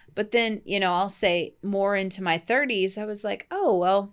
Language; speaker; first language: English; native; English